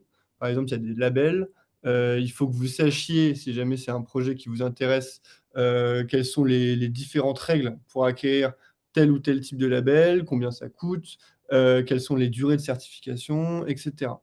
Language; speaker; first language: French; native; French